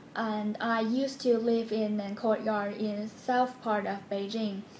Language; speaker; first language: English; non-native, fluent; Chinese